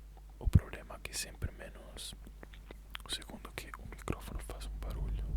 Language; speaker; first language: Portuguese; non-native, fluent; Italian